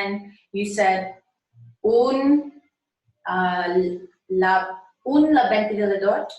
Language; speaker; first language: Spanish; non-native, learner; English